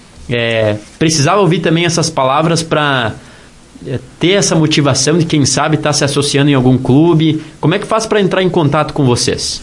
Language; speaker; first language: Portuguese; native; Portuguese